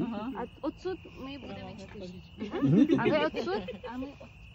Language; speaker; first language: Czech; non-native, learner; Kara-Kalpak